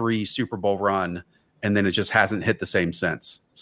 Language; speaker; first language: English; native; English